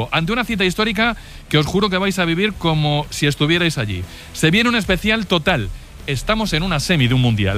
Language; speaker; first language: Spanish; native; Spanish